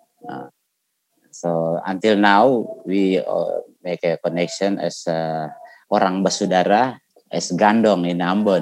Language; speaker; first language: English; non-native, learner; Indonesian